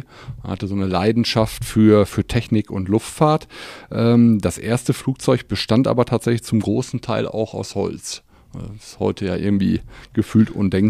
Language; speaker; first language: German; native; German